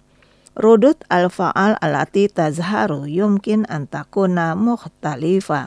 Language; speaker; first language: Arabic; non-native, fluent; Indonesian